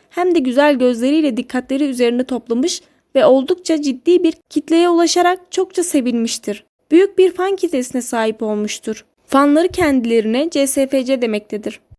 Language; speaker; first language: Turkish; native; Turkish